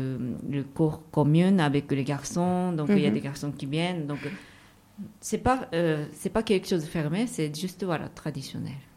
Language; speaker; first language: French; non-native, fluent; Japanese